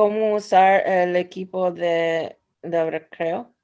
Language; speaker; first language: Spanish; non-native, learner; English